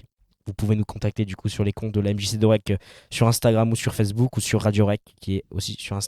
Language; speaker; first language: French; native; French